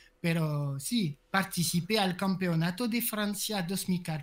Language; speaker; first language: Spanish; non-native, learner; French